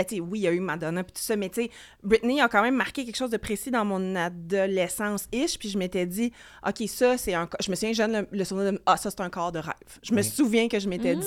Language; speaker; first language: French; native; French